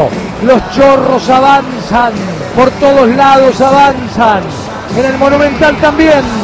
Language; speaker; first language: Spanish; native; Spanish